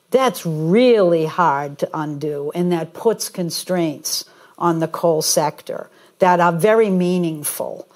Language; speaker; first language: English; native; English